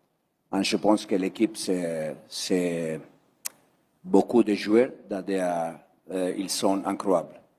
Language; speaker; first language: French; non-native, learner; Italian